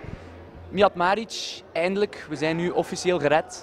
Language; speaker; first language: Dutch; native; Dutch